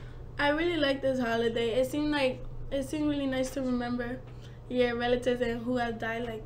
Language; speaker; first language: English; native; English